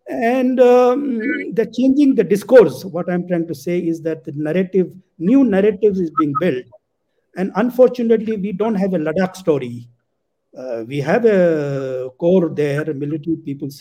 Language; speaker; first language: English; non-native, local second language; Ladakhi